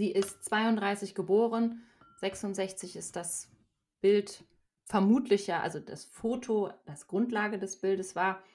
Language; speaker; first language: German; native; German